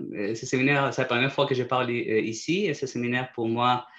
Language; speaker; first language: French; non-native, fluent; Spanish